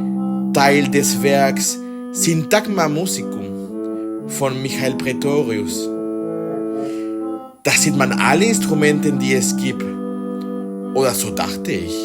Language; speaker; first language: German; non-native, fluent; Spanish